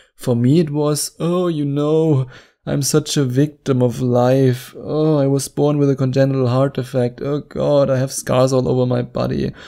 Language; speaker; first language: English; non-native, fluent; German